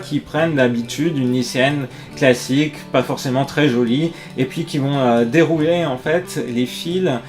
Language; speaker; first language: French; native; French